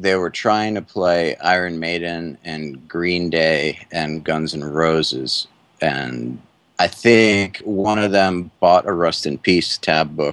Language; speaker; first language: English; native; English